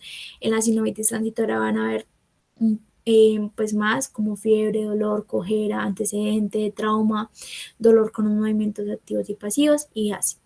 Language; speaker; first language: Spanish; native; Spanish